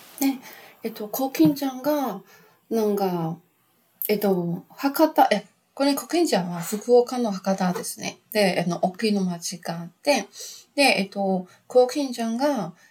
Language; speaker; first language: Japanese; non-native, learner; Chinese